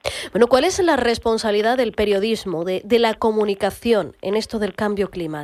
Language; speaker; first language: Spanish; native; Spanish